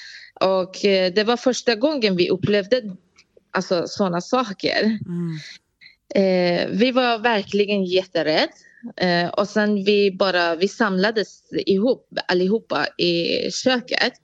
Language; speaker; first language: Swedish; non-native, fluent; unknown